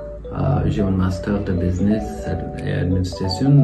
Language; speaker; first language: French; non-native, fluent; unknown